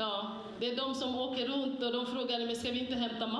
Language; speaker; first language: Swedish; non-native, fluent; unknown